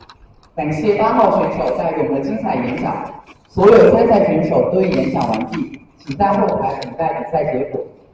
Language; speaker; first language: Chinese; native; Chinese